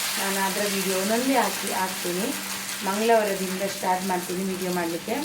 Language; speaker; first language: Kannada; native; Kannada